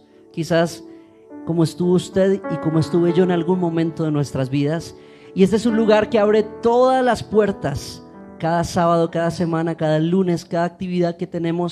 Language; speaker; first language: Spanish; native; Spanish